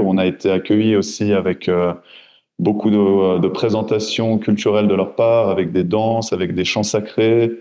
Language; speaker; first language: French; native; French